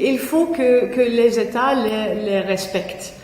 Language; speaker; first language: French; non-native, fluent; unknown